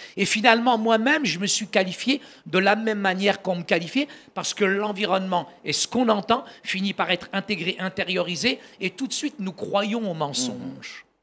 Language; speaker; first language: French; early bilingual, other home language; Arabic